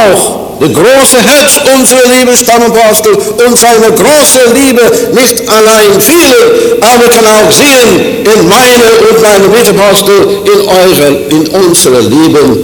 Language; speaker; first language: German; non-native, fluent; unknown